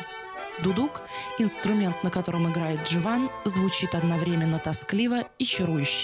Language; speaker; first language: Russian; native; Russian